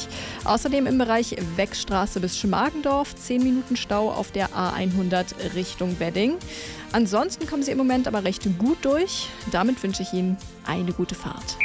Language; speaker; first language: German; native; German